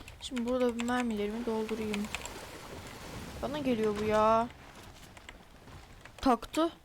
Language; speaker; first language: Turkish; native; Turkish